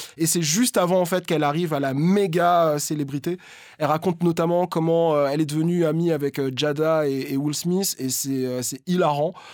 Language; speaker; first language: French; native; French